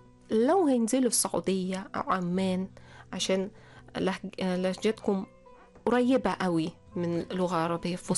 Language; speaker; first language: Arabic; non-native, fluent; Russian